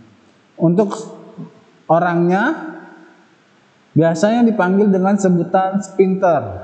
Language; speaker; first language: Indonesian; native; Indonesian